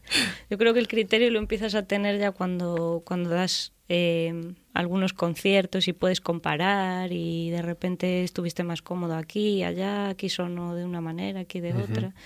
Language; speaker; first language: Spanish; native; Spanish